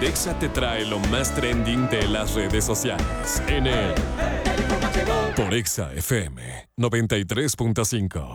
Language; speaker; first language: Spanish; native; Spanish